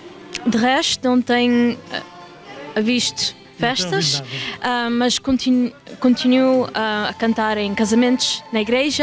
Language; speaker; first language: Portuguese; early bilingual, heritage; Portuguese